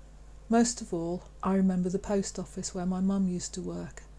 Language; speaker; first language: English; native; English